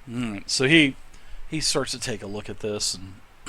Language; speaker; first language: English; native; English